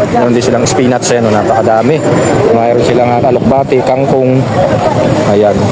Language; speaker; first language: Filipino; non-native, local second language; Pampanga